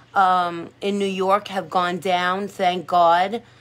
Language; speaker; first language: English; native; English